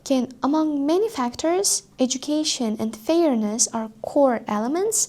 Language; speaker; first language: English; non-native, fluent; Uzbek